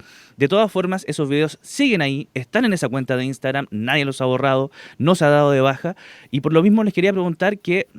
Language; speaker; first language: Spanish; native; Spanish